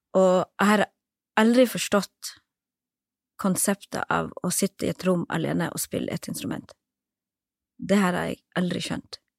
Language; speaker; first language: Norwegian; early bilingual, other home language; Somali